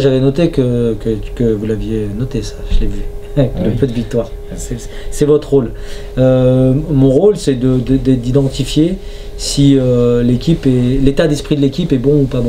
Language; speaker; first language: French; native; French